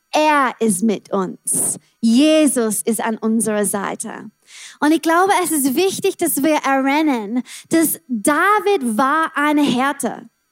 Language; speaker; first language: German; non-native, learner; English